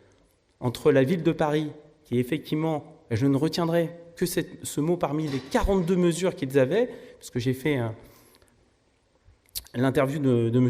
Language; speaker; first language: French; native; French